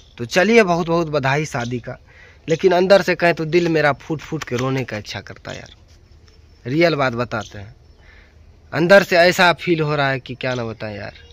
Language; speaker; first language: Hindi; native; Hindi